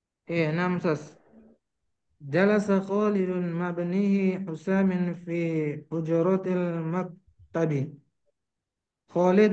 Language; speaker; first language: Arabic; non-native, learner; Indonesian